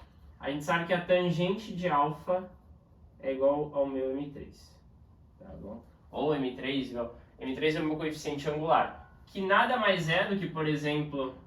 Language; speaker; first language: Portuguese; native; Portuguese